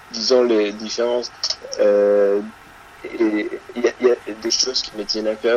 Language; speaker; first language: French; non-native, fluent; Spanish